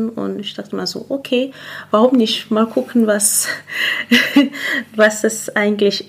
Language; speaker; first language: German; non-native, fluent; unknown